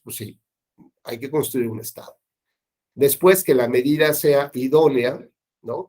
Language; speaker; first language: Spanish; native; Spanish